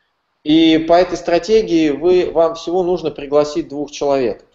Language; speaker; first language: Russian; native; Russian